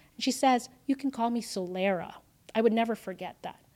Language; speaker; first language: English; early bilingual, other home language; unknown